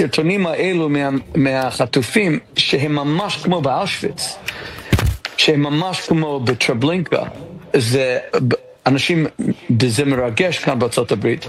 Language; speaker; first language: Hebrew; non-native, fluent; English